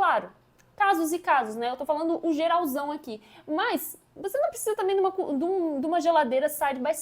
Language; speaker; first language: Portuguese; native; Portuguese